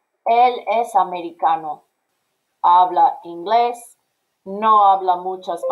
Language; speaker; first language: Spanish; non-native, fluent; English